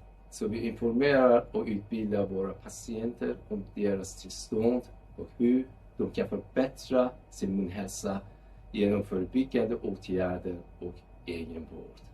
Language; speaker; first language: Swedish; non-native, fluent; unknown